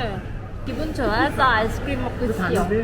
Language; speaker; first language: Korean; non-native, learner; Thai